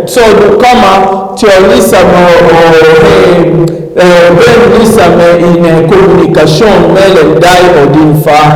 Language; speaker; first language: Swedish; non-native, learner; French